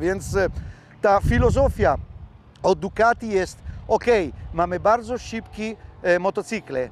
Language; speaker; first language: Polish; non-native, fluent; Italian